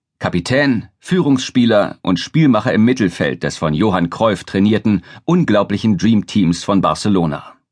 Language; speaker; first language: German; native; German